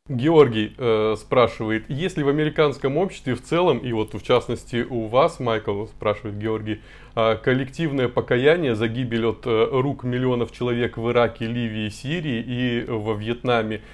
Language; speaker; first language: Russian; native; Russian